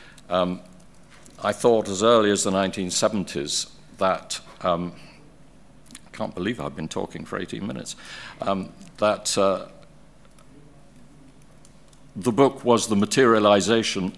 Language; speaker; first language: English; native; English